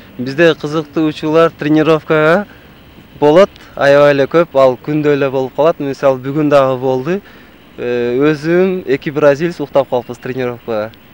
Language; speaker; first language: Kyrgyz; non-native, local second language; Tajik